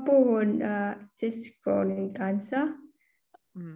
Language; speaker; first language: Finnish; non-native, learner; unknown